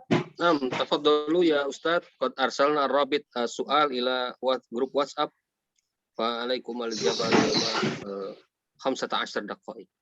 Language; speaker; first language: Arabic; non-native, fluent; Indonesian